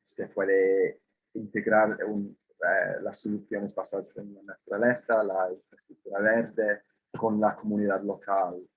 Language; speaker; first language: Spanish; non-native, fluent; English